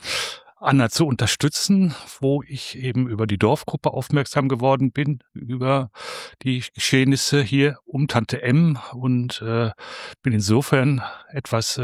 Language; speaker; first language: German; native; German